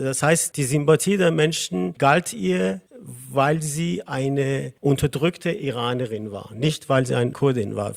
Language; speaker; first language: German; non-native, fluent; Persian